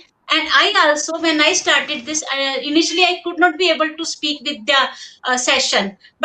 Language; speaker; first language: English; non-native, local second language; Hindi